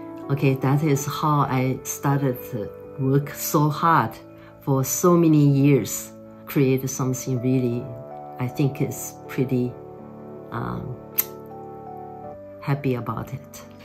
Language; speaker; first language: English; non-native, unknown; Chinese